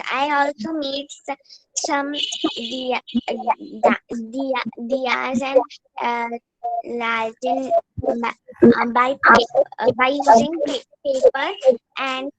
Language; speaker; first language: English; non-native, learner; Hindi